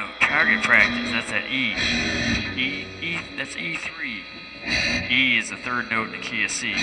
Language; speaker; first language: English; native; English